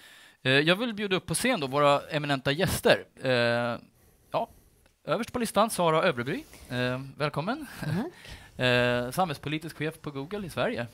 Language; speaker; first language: Swedish; native; Swedish